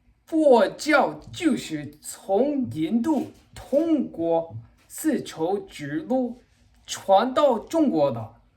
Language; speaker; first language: Chinese; non-native, learner; English